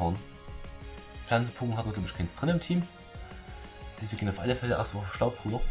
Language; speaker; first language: German; native; German